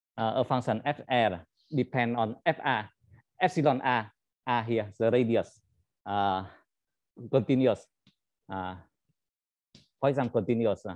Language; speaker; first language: English; non-native, learner; Vietnamese